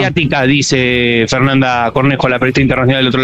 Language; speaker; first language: Spanish; native; Spanish